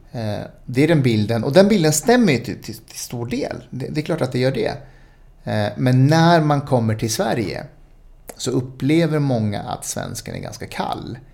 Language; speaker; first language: Swedish; early bilingual, other home language; Spanish